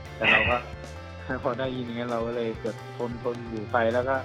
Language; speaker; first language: Thai; native; Thai